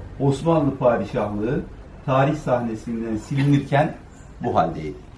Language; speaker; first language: Turkish; native; Turkish